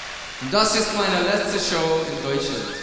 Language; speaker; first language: German; non-native, learner; English